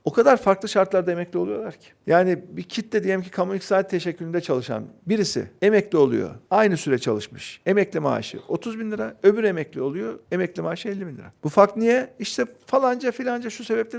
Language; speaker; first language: Turkish; native; Turkish